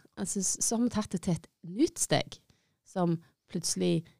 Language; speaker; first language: Norwegian; native; Norwegian